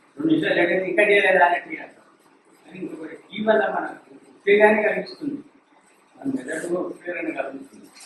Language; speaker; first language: Telugu; native; Telugu